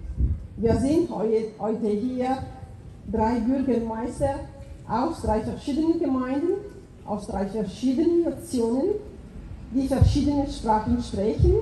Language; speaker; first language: German; non-native, fluent; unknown